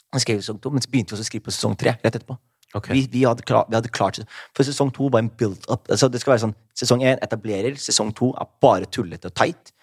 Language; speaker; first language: Norwegian; early bilingual, other home language; Somali